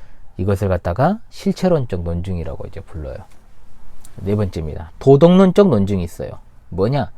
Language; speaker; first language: Korean; native; Korean